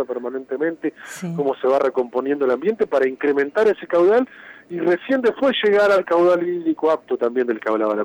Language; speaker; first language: Spanish; native; Spanish